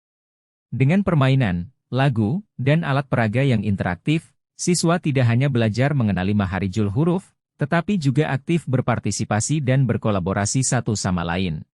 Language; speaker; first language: Indonesian; native; Indonesian